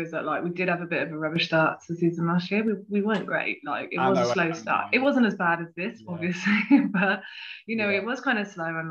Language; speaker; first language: English; native; English